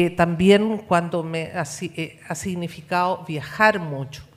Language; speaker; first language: Spanish; native; Spanish